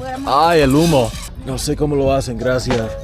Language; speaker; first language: Spanish; non-native, fluent; English